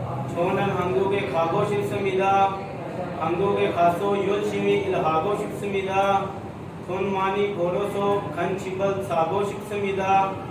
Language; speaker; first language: Korean; non-native, learner; Urdu